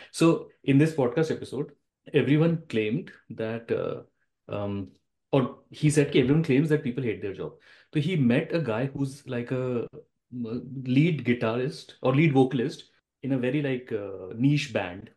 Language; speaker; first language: Hindi; non-native, local second language; Bangla